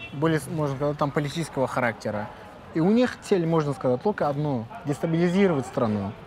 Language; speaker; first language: Russian; non-native, local second language; Tajik